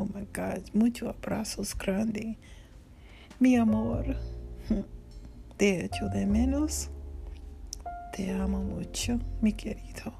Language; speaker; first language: Spanish; non-native, learner; English